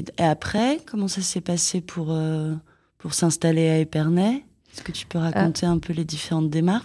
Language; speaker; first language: French; native; French